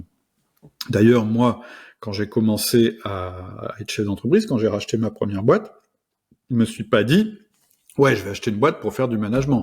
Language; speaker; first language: French; native; French